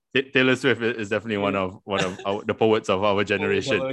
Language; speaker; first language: English; non-native, local second language; Malay